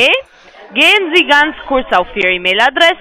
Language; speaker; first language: German; non-native, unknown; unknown